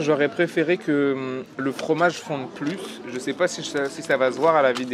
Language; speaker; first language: French; native; French